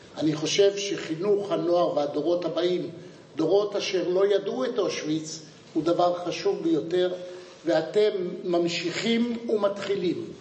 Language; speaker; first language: Hebrew; native; Hebrew